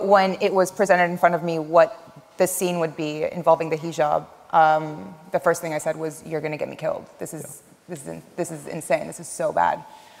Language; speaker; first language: English; early bilingual, other home language; Arabic